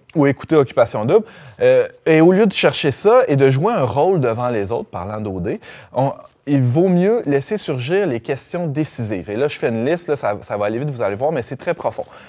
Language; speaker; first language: French; native; French